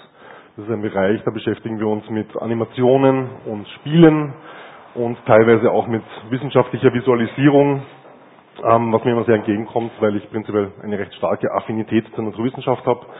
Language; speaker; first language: German; native; German